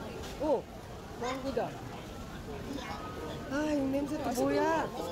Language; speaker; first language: Korean; non-native, learner; Filipino